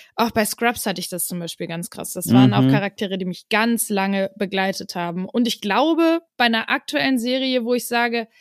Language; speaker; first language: German; native; German